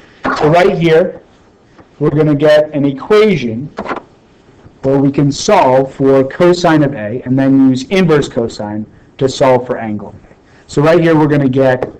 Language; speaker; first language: English; native; English